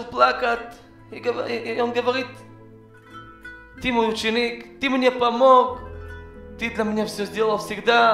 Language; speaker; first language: Russian; non-native, learner; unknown